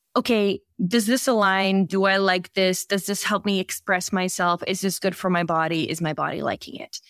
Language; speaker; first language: English; early bilingual, other home language; Bosnian